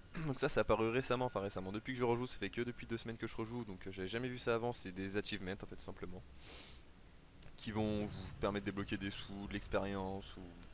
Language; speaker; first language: French; native; French